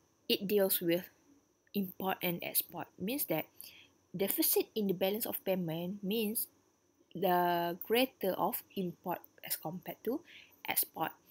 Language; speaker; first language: English; non-native, local second language; Malay